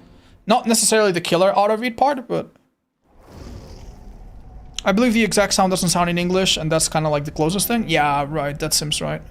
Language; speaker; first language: English; native; English